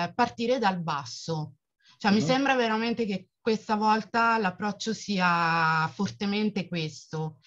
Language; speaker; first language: Italian; native; Italian